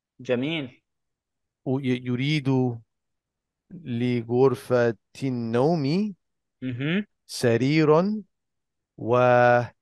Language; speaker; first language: Arabic; non-native, learner; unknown